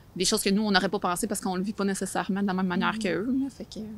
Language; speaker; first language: French; native; French